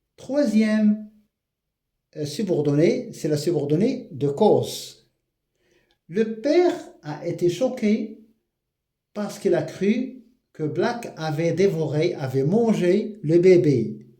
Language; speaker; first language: French; non-native, local second language; Arabic